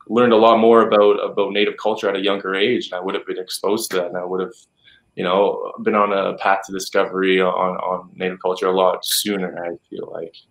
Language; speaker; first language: English; native; English